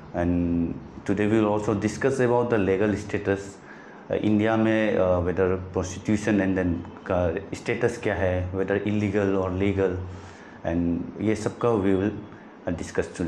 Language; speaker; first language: Hindi; non-native, local second language; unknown